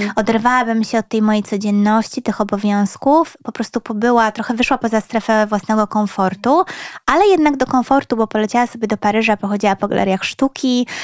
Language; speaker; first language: Polish; early bilingual, heritage; Polish